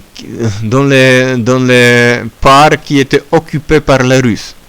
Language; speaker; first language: French; non-native, learner; Polish